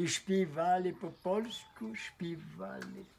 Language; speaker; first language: Polish; early bilingual, heritage; Polish